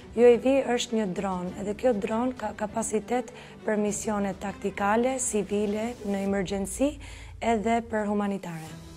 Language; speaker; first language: Albanian; early bilingual, heritage; Albanian